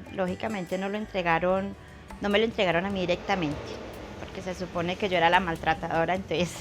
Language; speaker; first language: Spanish; native; Spanish